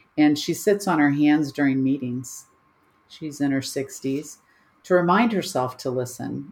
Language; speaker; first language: English; native; English